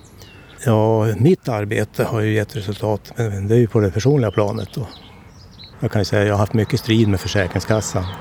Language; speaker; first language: Swedish; native; Swedish